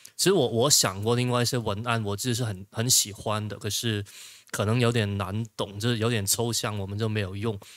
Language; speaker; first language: Chinese; non-native, local second language; Cantonese